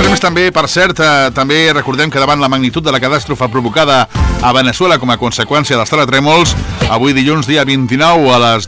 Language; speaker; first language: Catalan; native; Catalan